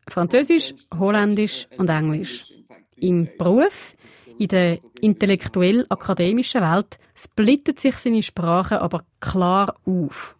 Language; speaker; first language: German; early bilingual, other home language; Portuguese